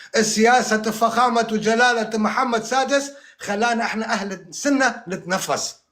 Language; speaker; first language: Arabic; non-native, local second language; Kurdish